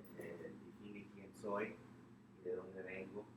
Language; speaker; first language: Spanish; early bilingual, heritage; Spanish